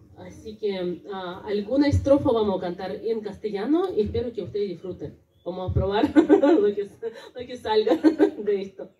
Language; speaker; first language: Spanish; non-native, fluent; Russian